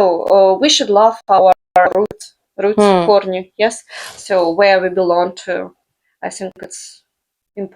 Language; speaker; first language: English; non-native, fluent; Russian